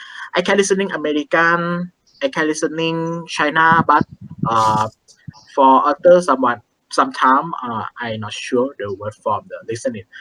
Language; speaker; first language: English; non-native, learner; Thai